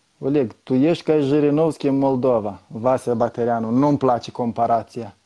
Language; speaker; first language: Romanian; native; Romanian